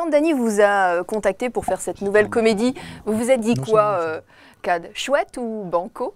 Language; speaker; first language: French; native; French